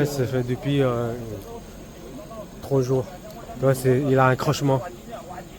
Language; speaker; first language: French; early bilingual, heritage; Vietnamese